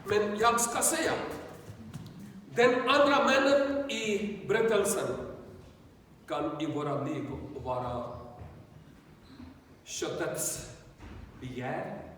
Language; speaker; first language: Swedish; non-native, learner; Urdu